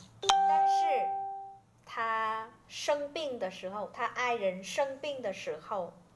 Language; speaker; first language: Chinese; non-native, fluent; Vietnamese